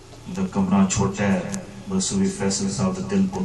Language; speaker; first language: Punjabi; early bilingual, other home language; Urdu